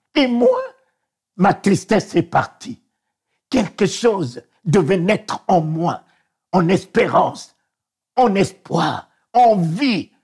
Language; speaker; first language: French; non-native, local second language; Sango